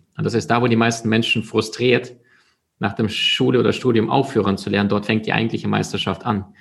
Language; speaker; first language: German; early bilingual, other home language; Russian